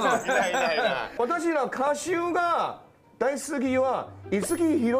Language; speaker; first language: Japanese; non-native, learner; Chinese